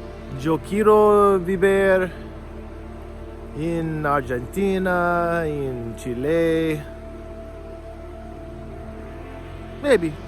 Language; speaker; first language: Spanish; non-native, learner; English